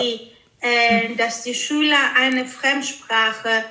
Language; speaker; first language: German; early bilingual, other home language; Greek